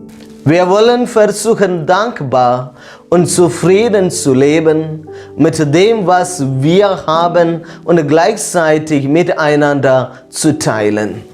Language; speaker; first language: German; non-native, fluent; Malayalam